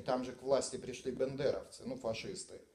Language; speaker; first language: Russian; native; Russian